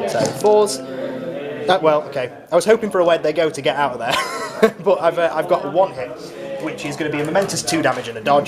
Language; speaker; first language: English; native; English